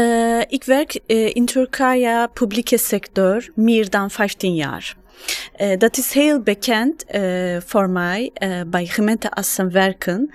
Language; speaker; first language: Dutch; non-native, learner; Turkish